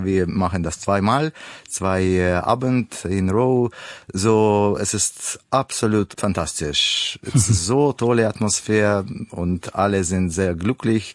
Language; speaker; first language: German; non-native, learner; Russian